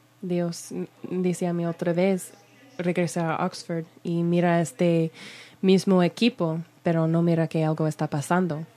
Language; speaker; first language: Spanish; non-native, learner; English